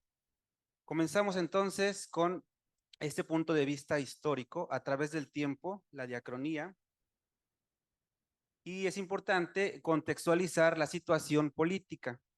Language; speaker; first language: Spanish; native; Spanish